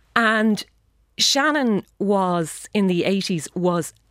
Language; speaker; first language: English; native; English